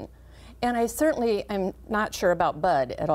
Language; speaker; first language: English; native; English